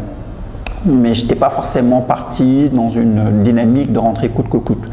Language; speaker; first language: French; non-native, local second language; Wolof